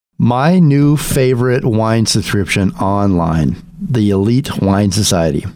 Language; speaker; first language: English; native; English